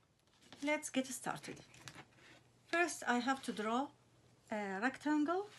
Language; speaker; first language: English; non-native, fluent; Arabic